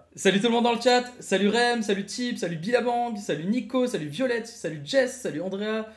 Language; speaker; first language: French; native; French